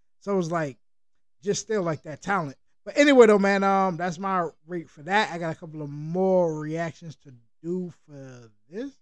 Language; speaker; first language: English; native; English